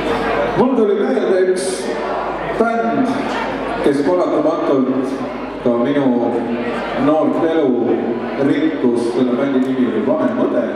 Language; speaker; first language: Estonian; native; Estonian